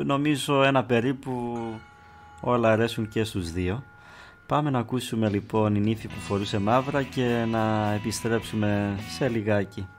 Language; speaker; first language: Greek; native; Greek